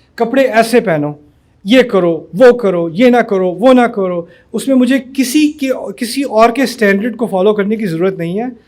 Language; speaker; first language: Urdu; native; Urdu